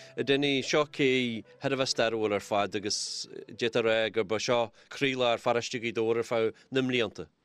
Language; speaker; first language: Irish; native; Irish